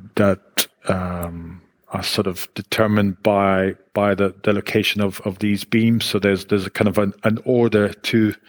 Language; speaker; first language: English; non-native, fluent; Hebrew